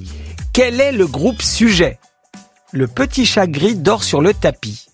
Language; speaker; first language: French; native; French